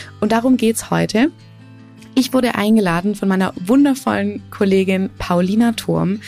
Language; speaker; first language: German; native; German